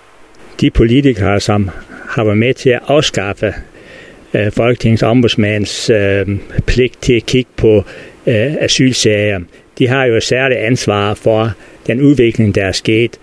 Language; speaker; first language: Danish; native; Danish